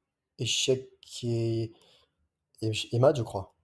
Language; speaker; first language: French; native; French